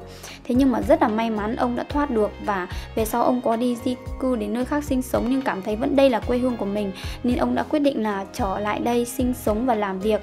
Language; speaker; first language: Vietnamese; native; Vietnamese